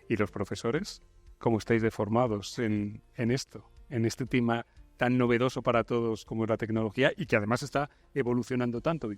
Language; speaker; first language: Spanish; native; Spanish